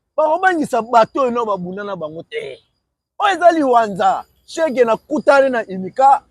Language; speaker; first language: Lingala; native; Lingala